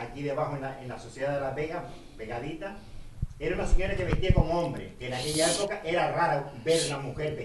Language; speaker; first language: Spanish; native; Spanish